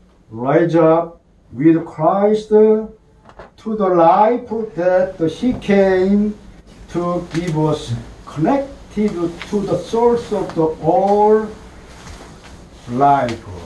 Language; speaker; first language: English; non-native, learner; Korean